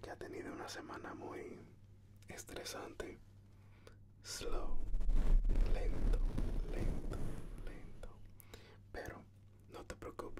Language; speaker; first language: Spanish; early bilingual, heritage; Spanish